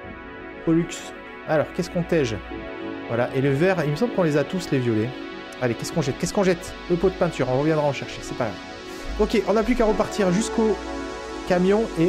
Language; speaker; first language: French; native; French